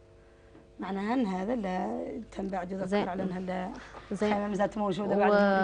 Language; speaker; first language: Arabic; native; Arabic